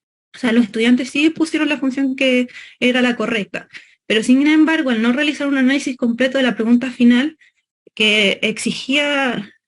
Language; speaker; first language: Spanish; native; Spanish